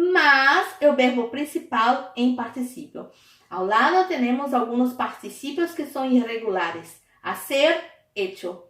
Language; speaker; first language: Spanish; non-native, fluent; Portuguese